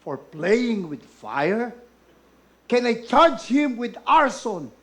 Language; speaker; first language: English; non-native, local second language; Filipino